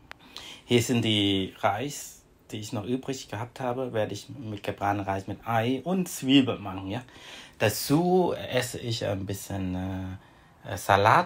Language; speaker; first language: German; non-native, learner; Vietnamese